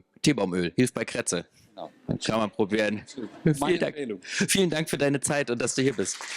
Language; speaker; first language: German; native; German